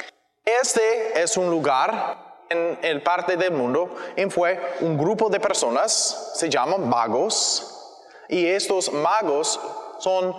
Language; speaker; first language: Spanish; non-native, learner; English